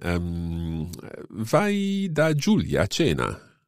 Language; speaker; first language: Italian; non-native, fluent; English